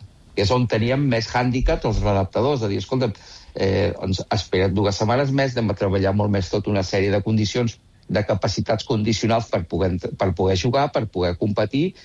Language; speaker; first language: Catalan; native; Catalan